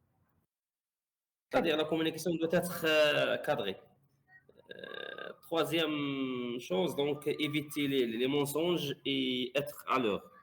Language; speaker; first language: French; non-native, local second language; Arabic